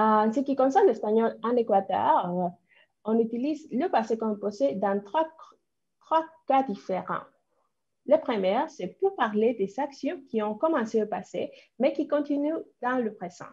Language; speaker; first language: French; non-native, fluent; Spanish